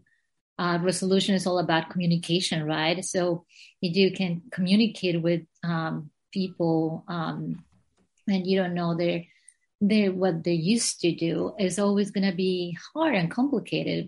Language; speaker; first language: English; non-native, fluent; Spanish